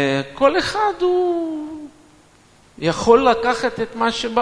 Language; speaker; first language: Hebrew; non-native, fluent; Russian